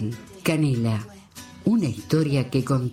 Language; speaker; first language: Spanish; native; Spanish